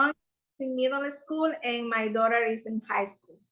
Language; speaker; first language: English; non-native, learner; Spanish